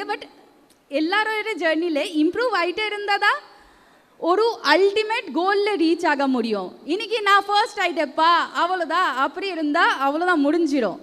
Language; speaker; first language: Tamil; non-native, local second language; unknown